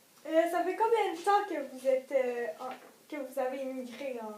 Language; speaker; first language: French; native; French